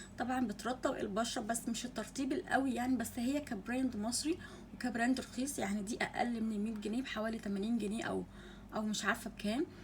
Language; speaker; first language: Egyptian Arabic; native; Egyptian Arabic